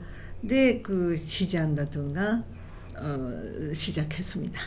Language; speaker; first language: Korean; non-native, fluent; Japanese